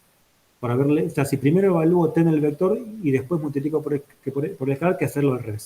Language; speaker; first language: Spanish; native; Spanish